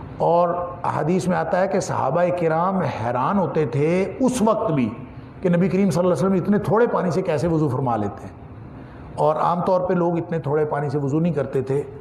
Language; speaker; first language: Urdu; non-native, local second language; Punjabi